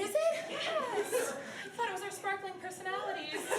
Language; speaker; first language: English; native; English